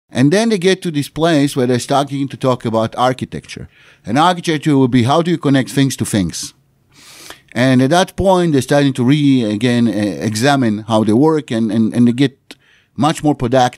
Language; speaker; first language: English; non-native, fluent; Hebrew